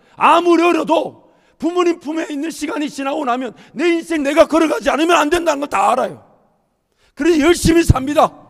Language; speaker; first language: Korean; native; Korean